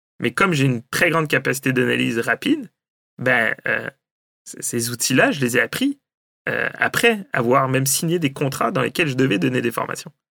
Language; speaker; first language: French; native; French